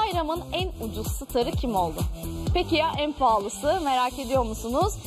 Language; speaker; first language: Turkish; non-native, fluent; Portuguese